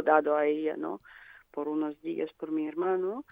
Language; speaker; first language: Spanish; non-native, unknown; Russian